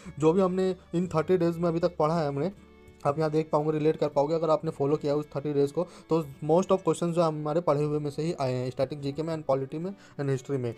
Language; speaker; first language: Hindi; native; Hindi